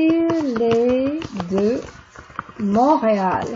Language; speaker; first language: French; non-native, fluent; English